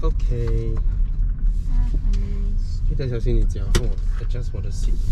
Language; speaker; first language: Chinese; non-native, local second language; English